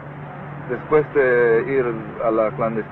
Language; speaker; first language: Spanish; non-native, fluent; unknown